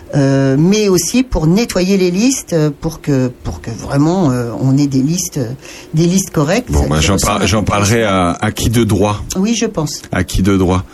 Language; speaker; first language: French; native; French